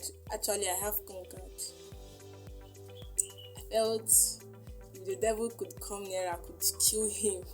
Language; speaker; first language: English; non-native, local second language; Igbo